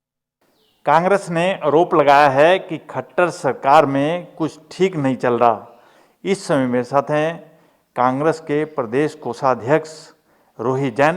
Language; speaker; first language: Hindi; native; Hindi